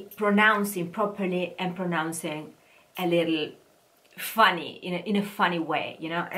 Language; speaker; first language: English; non-native, fluent; Italian